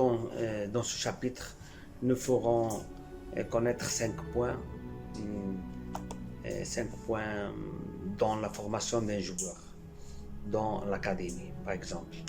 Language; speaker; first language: French; non-native, fluent; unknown